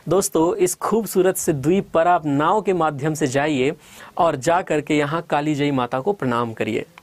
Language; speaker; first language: Hindi; native; Hindi